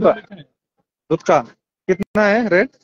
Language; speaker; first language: Hindi; non-native, local second language; Bangla